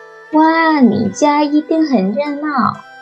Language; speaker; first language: Chinese; non-native, fluent; Indonesian